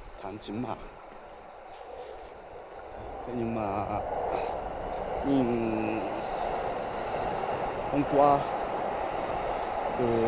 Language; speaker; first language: Vietnamese; non-native, learner; Japanese